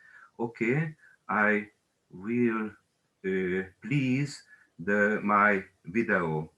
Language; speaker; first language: English; non-native, learner; Hungarian